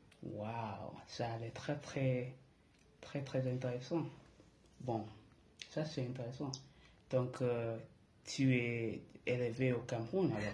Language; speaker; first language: French; early bilingual, other home language; English